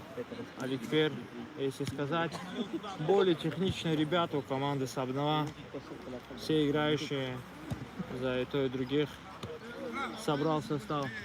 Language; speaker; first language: Russian; non-native, local second language; Lezghian